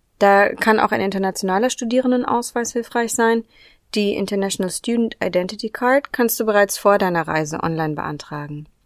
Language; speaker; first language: German; native; German